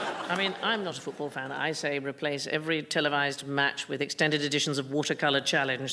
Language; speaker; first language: English; native; English